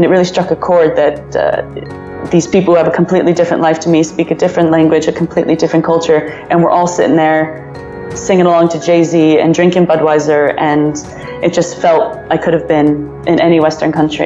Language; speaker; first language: English; native; English